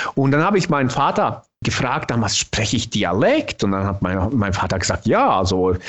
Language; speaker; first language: German; non-native, fluent; Bosnian